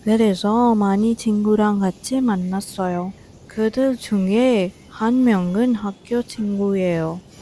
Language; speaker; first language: Korean; non-native, fluent; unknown